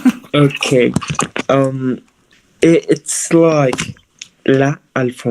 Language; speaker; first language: English; non-native, fluent; Spanish